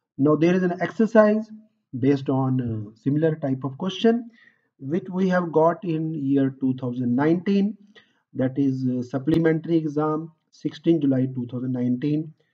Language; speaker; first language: English; non-native, local second language; Punjabi